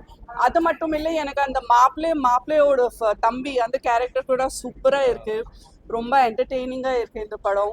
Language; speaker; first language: Tamil; non-native, fluent; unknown